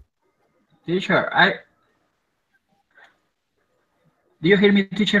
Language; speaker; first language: English; non-native, learner; Spanish